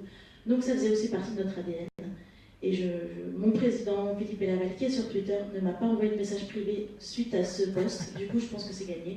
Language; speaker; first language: French; native; French